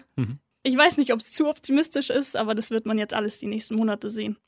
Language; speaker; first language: German; native; German